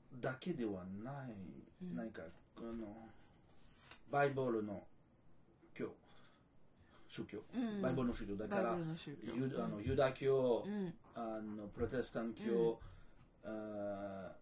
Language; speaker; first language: Japanese; non-native, fluent; French